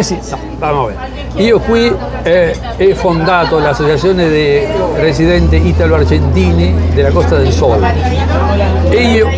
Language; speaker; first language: Italian; early bilingual, heritage; Spanish